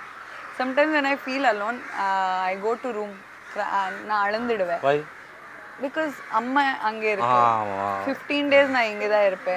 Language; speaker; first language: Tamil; non-native, fluent; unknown